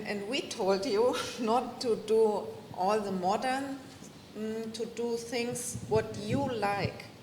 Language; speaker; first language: English; non-native, fluent; German